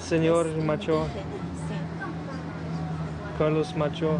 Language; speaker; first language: Spanish; non-native, learner; English